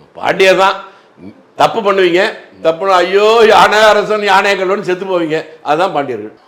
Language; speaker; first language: Tamil; native; Tamil